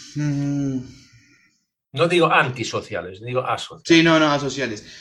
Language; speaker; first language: Spanish; non-native, fluent; Swedish